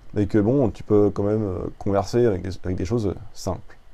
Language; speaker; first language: French; native; French